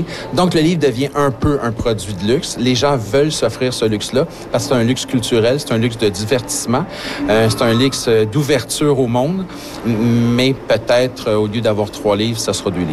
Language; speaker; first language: French; native; French